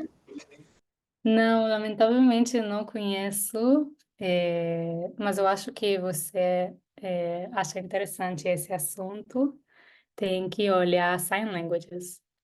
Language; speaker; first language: Portuguese; non-native, fluent; Hebrew